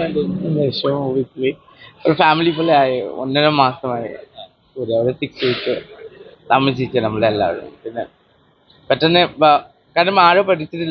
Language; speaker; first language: Malayalam; non-native, learner; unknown